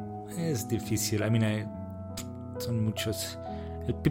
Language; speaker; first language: Spanish; non-native, fluent; English